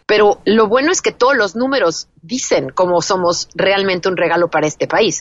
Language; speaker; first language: Spanish; native; Spanish